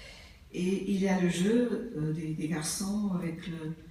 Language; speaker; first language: French; non-native, fluent; Portuguese